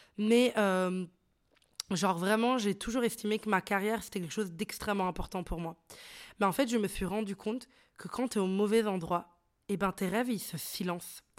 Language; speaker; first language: French; early bilingual, other home language; Arabic